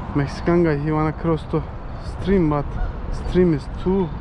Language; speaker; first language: English; non-native, learner; Turkish